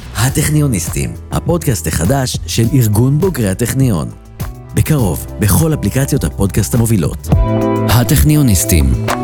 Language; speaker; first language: Hebrew; native; Hebrew